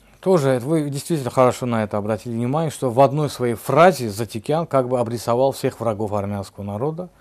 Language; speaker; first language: Russian; non-native, local second language; Azerbaijani